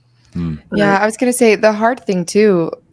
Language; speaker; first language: English; native; English